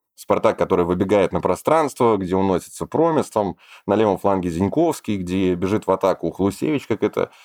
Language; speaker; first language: Russian; native; Russian